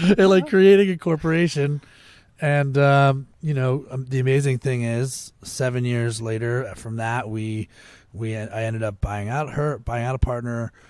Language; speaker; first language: English; native; English